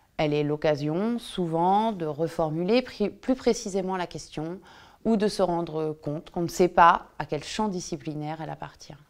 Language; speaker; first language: French; native; French